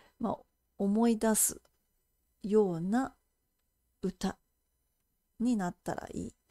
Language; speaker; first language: Japanese; native; Japanese